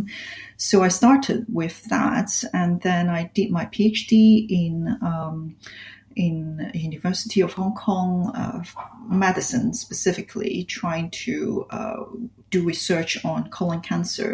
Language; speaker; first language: English; non-native, local second language; Cantonese